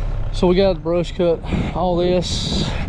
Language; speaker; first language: English; native; English